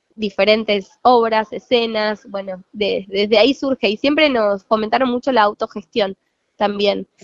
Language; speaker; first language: Spanish; native; Spanish